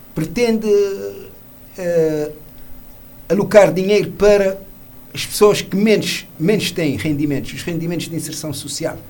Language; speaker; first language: Portuguese; non-native, local second language; Kabuverdianu